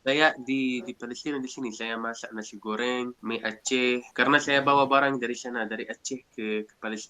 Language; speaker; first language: Indonesian; non-native, fluent; Arabic